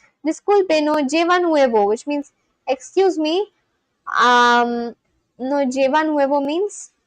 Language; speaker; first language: Spanish; non-native, learner; English